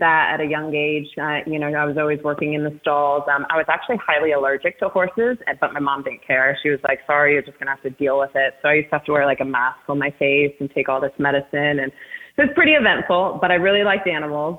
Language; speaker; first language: English; native; English